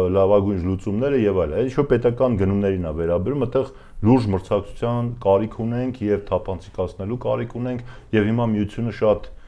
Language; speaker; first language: Armenian; native; Armenian